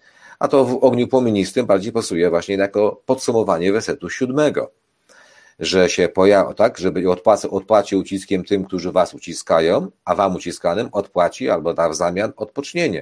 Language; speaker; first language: Polish; native; Polish